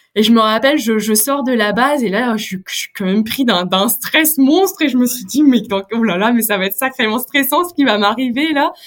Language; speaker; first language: French; native; French